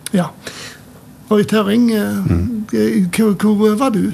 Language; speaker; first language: Norwegian; native; Norwegian